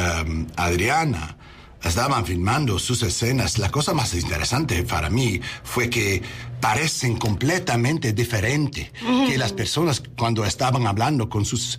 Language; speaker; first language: Spanish; non-native, learner; English